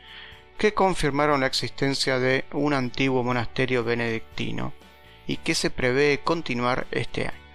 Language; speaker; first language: Spanish; native; Spanish